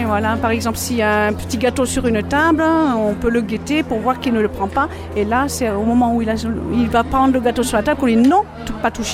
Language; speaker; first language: French; native; French